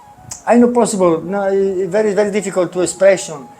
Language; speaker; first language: English; non-native, learner; Italian